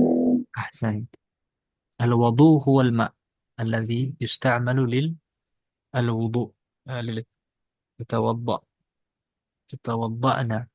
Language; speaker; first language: Arabic; non-native, fluent; Indonesian